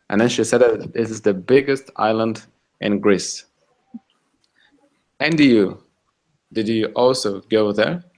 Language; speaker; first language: English; non-native, fluent; Russian